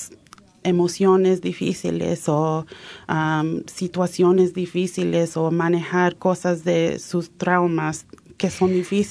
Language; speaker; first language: Spanish; early bilingual, heritage; Spanish